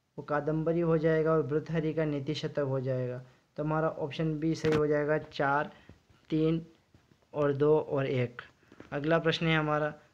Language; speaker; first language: Hindi; native; Hindi